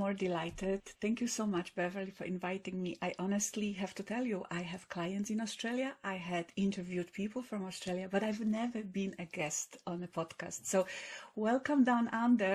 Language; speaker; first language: English; non-native, fluent; Polish